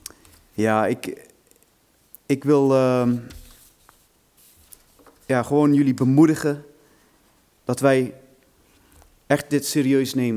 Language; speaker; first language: Dutch; non-native, fluent; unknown